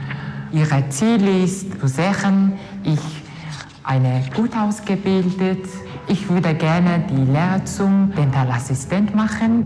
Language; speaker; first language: German; non-native, learner; Mongolian